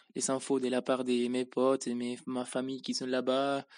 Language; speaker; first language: French; non-native, fluent; Spanish